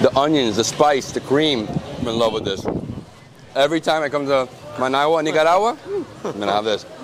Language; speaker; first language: English; early bilingual, other home language; Spanish